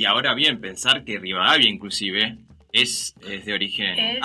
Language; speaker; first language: Spanish; native; Spanish